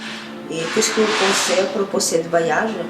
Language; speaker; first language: French; non-native, learner; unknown